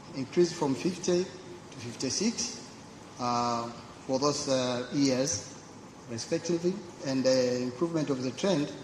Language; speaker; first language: English; non-native, local second language; Swahili